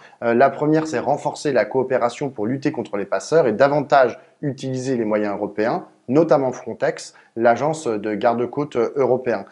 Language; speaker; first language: French; native; French